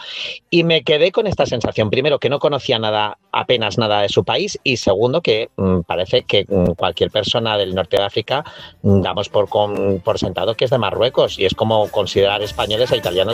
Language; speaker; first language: Spanish; native; Spanish